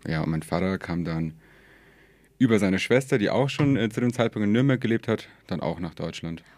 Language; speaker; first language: German; early bilingual, other home language; Persian